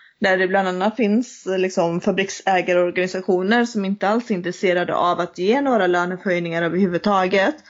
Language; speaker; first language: Swedish; native; Swedish